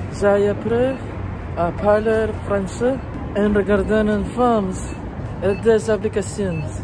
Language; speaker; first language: French; non-native, learner; Filipino